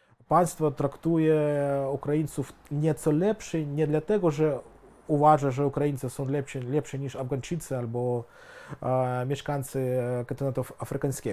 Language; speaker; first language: Polish; non-native, fluent; Ukrainian